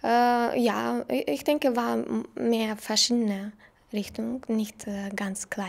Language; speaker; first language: German; non-native, learner; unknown